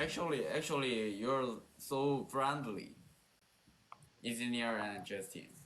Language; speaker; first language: English; non-native, learner; Korean